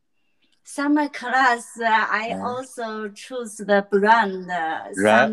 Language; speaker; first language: English; non-native, learner; Chinese